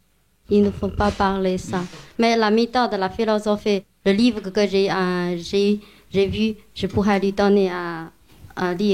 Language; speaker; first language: French; non-native, learner; Chinese